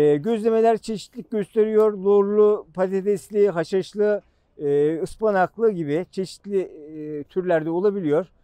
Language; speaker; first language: Turkish; native; Turkish